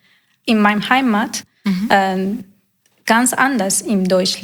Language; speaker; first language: German; non-native, learner; Persian